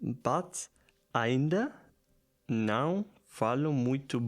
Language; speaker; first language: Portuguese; non-native, learner; German